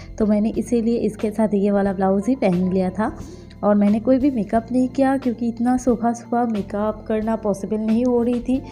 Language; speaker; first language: Hindi; non-native, local second language; Bangla